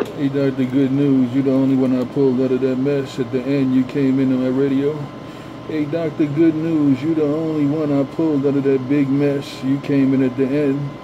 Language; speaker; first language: English; native; English